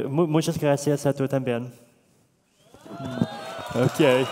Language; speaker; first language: Spanish; non-native, learner; Russian